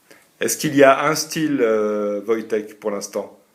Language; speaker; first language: French; native; French